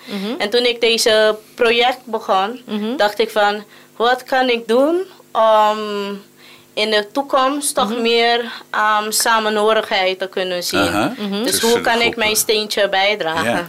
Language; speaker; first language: Dutch; non-native, local second language; Papiamento